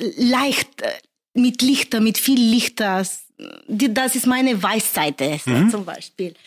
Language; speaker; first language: German; non-native, learner; Bulgarian